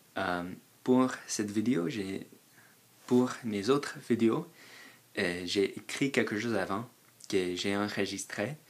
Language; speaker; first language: French; non-native, fluent; English